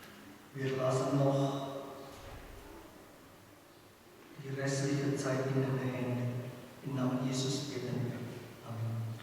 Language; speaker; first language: German; non-native, learner; Indonesian